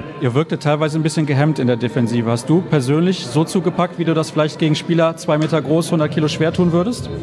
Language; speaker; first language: German; native; German